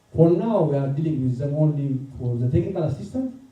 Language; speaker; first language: English; non-native, local second language; Amharic